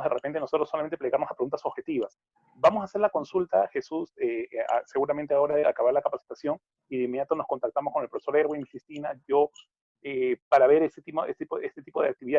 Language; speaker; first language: Spanish; native; Spanish